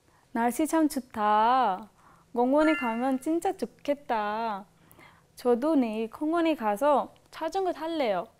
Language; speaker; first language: Korean; non-native, fluent; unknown